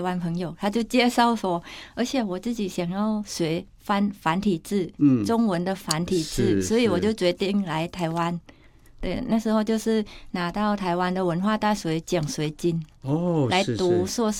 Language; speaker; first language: Chinese; non-native, fluent; Thai